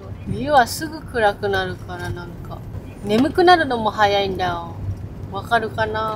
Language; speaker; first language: Japanese; native; Japanese